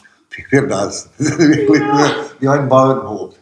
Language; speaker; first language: German; non-native, fluent; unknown